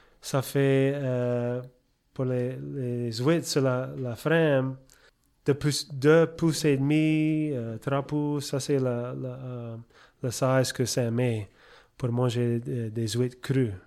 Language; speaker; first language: French; early bilingual, heritage; French